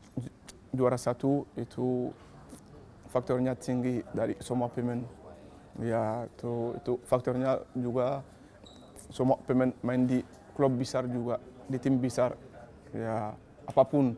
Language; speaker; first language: Indonesian; non-native, learner; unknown